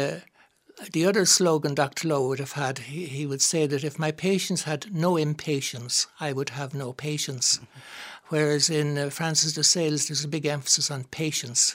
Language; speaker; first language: English; native; English